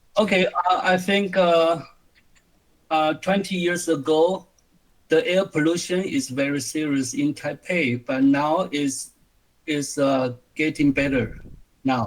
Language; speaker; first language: English; non-native, learner; Chinese